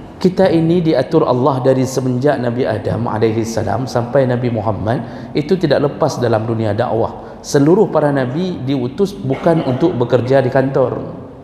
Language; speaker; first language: Malay; non-native, local second language; Achinese